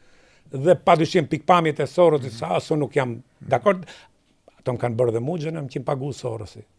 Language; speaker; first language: Albanian; native; Albanian